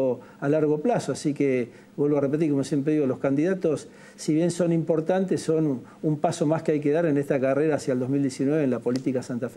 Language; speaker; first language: Spanish; native; Spanish